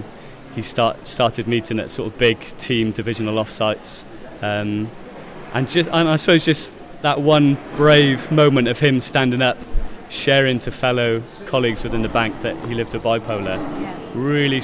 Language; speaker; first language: English; native; English